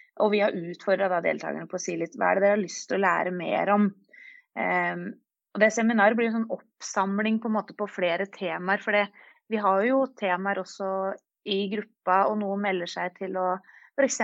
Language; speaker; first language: Norwegian; native; Norwegian